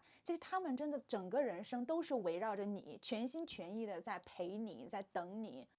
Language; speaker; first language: Chinese; native; Chinese